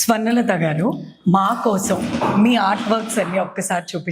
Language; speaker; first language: Telugu; native; Telugu